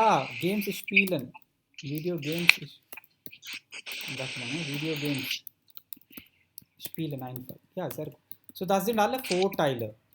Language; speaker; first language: German; non-native, fluent; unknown